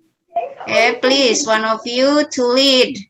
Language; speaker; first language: English; non-native, learner; Indonesian